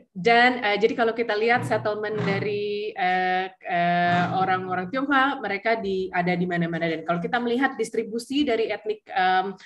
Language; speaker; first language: Indonesian; early bilingual, heritage; Indonesian